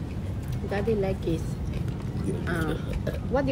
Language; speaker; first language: English; non-native, local second language; Filipino